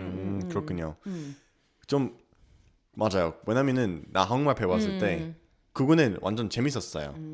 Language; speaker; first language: Korean; non-native, learner; English